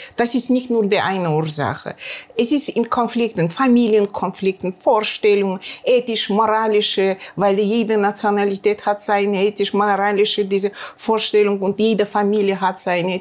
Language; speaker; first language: German; non-native, learner; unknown